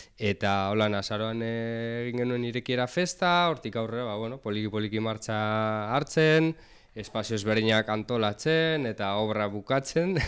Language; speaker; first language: Basque; native; Basque